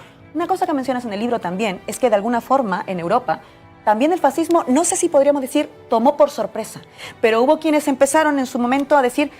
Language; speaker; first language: Spanish; native; Spanish